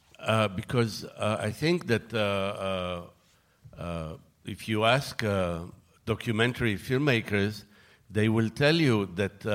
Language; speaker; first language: English; non-native, fluent; Hebrew